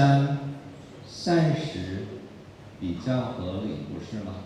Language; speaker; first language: Chinese; non-native, learner; English